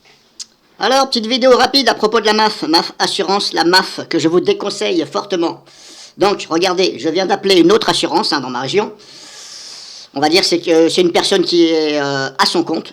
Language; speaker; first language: French; native; French